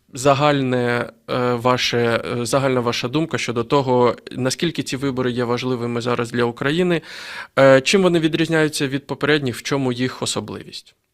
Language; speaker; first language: Ukrainian; native; Ukrainian